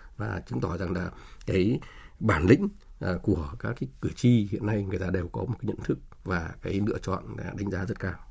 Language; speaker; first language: Vietnamese; native; Vietnamese